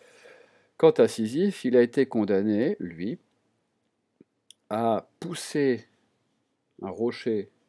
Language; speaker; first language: French; native; French